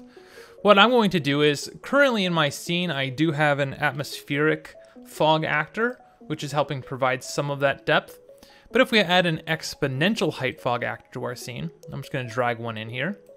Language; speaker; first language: English; native; English